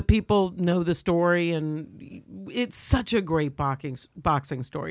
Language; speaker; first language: English; native; English